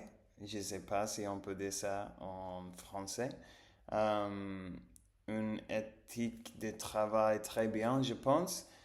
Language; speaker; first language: French; non-native, learner; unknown